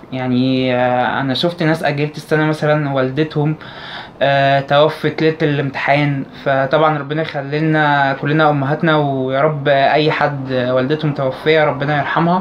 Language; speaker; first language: Arabic; native; Arabic